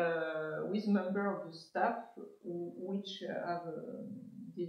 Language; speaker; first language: English; non-native, learner; French